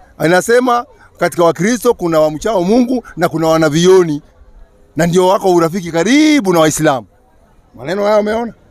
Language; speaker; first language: Swahili; non-native, local second language; Kikuyu